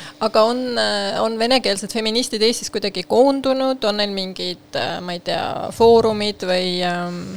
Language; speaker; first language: Estonian; native; Estonian